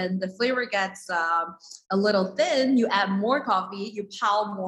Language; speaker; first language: English; non-native, local second language; Chinese